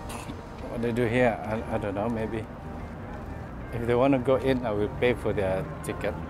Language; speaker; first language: English; non-native, fluent; Indonesian